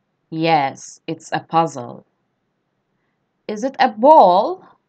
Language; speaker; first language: English; non-native, fluent; Turkish